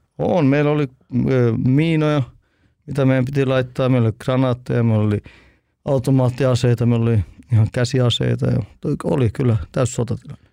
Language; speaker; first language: Finnish; early bilingual, heritage; Finnish